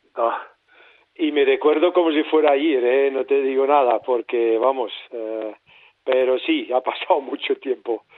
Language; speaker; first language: Spanish; non-native, fluent; German